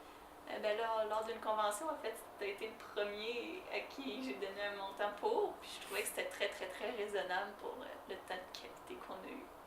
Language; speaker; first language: French; native; French